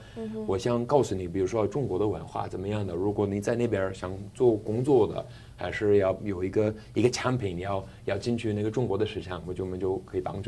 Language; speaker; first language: Chinese; non-native, fluent; English